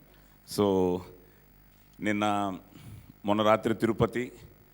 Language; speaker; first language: Telugu; native; Telugu